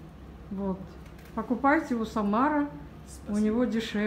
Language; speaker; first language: Russian; native; Russian